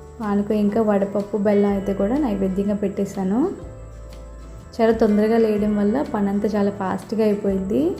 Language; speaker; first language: Telugu; native; Telugu